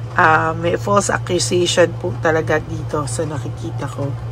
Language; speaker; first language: Filipino; native; Filipino